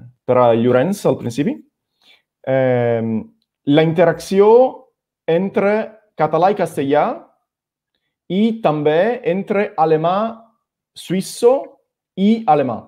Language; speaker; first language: Catalan; non-native, fluent; Italian